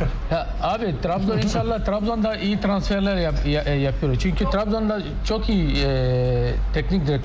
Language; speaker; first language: Turkish; non-native, learner; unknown